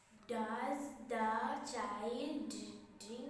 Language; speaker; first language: English; non-native, learner; Bangla